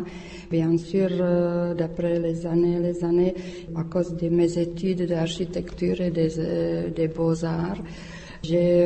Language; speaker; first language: French; non-native, learner; Czech